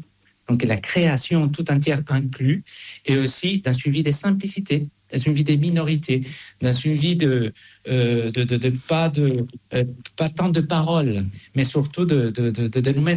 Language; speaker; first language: French; non-native, fluent; Spanish